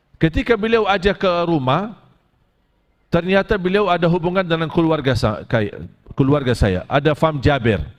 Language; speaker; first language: Malay; non-native, fluent; Arabic